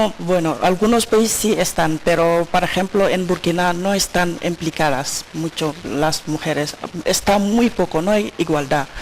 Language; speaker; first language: Spanish; non-native, learner; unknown